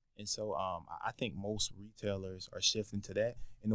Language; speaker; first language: English; native; English